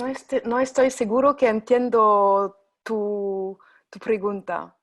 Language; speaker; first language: Spanish; non-native, fluent; French